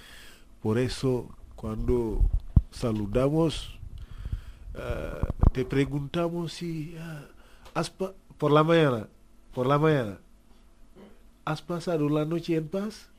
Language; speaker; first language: Spanish; non-native, fluent; Wolof